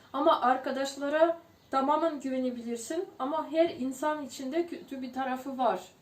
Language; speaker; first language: Turkish; non-native, fluent; Ukrainian